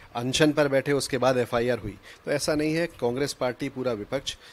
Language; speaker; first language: Hindi; native; Hindi